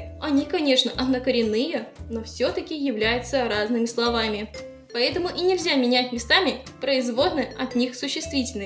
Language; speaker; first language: Russian; native; Russian